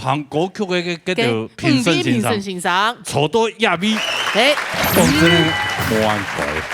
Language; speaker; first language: Chinese; native; Chinese